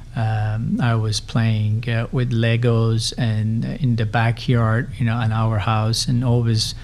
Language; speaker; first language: English; non-native, fluent; Persian